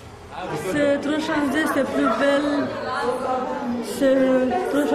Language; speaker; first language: French; non-native, learner; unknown